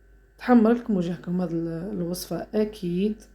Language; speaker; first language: Arabic; native; Arabic